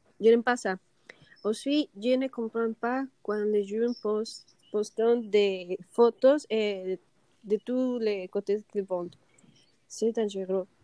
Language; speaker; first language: French; non-native, learner; Spanish